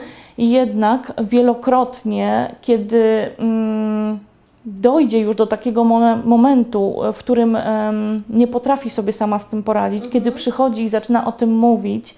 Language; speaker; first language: Polish; native; Polish